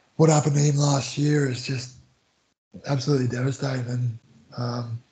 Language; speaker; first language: English; native; English